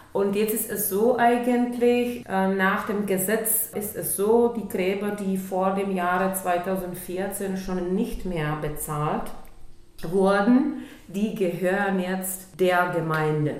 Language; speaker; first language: German; non-native, local second language; Czech